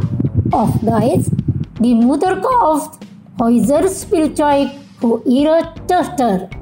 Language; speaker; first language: German; non-native, fluent; Indonesian